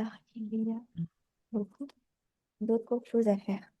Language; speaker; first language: French; non-native, learner; Chinese